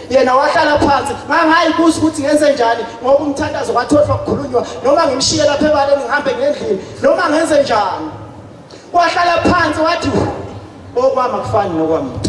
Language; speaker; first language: Zulu; native; Zulu